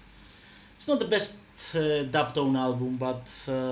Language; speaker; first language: English; non-native, fluent; Greek